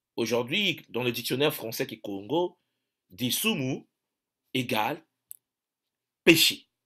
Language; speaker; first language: French; non-native, local second language; Kongo